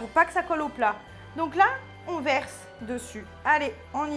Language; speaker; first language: French; native; French